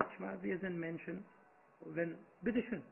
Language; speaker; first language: German; non-native, fluent; Arabic